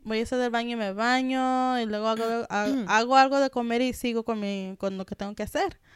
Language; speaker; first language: Spanish; early bilingual, heritage; Spanish